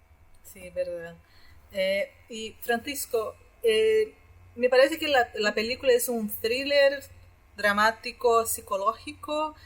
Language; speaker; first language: Spanish; non-native, fluent; Portuguese